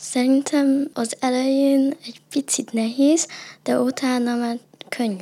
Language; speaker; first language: Hungarian; early bilingual, other home language; Chinese